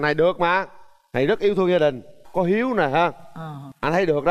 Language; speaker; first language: Vietnamese; native; Vietnamese